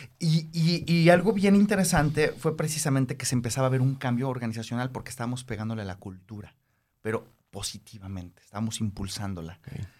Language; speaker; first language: Spanish; native; Spanish